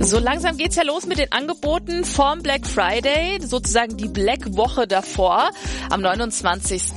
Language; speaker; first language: German; native; German